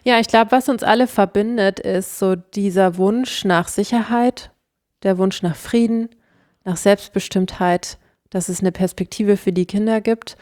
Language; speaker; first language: German; native; German